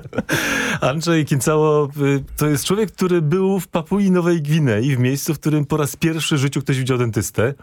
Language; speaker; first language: Polish; native; Polish